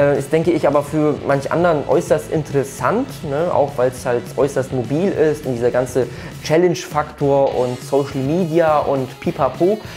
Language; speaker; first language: German; early bilingual, other home language; Polish